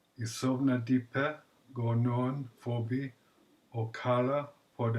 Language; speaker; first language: Norwegian; non-native, learner; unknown